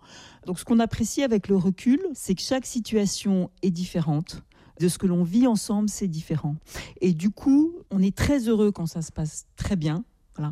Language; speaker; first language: French; native; French